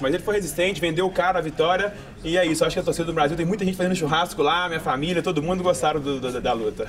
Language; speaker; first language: Portuguese; native; Portuguese